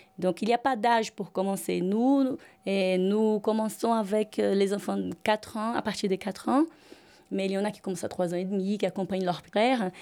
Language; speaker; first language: French; non-native, fluent; Portuguese